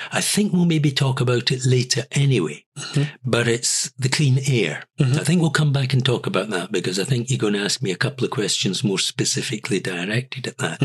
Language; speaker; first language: English; native; English